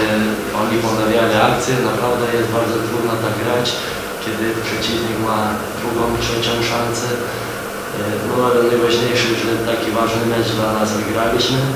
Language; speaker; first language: Polish; non-native, fluent; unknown